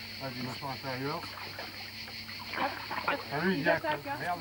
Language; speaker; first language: French; native; French